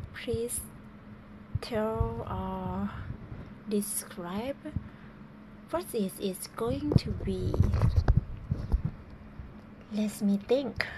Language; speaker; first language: English; non-native, learner; Thai